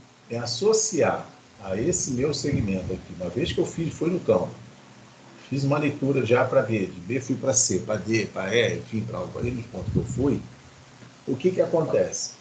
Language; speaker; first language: Portuguese; native; Portuguese